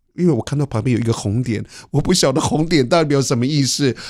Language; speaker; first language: Chinese; native; Chinese